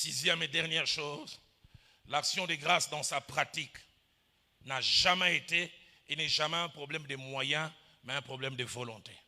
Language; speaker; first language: French; non-native, local second language; Lingala